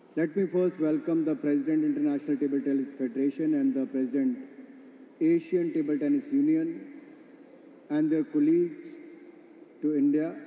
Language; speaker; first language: English; non-native, local second language; Hindi